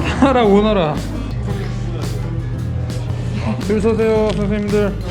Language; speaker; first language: Korean; native; Korean